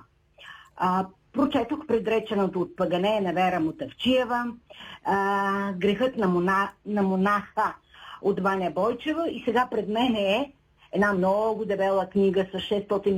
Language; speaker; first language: Bulgarian; native; Bulgarian